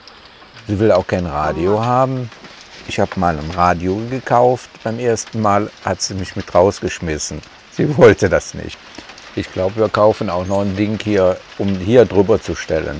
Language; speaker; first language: German; native; German